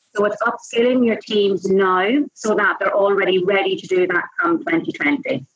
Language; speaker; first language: English; native; English